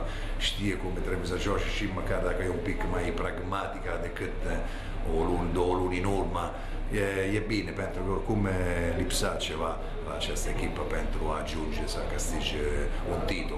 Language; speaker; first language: Romanian; non-native, fluent; Italian